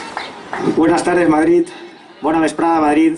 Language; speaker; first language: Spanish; non-native, local second language; Catalan